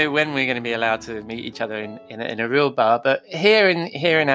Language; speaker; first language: English; native; English